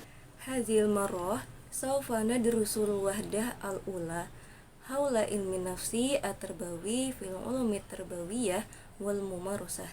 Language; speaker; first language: Arabic; non-native, learner; Indonesian